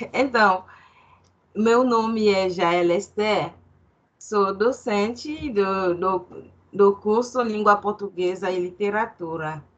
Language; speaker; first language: Portuguese; non-native, fluent; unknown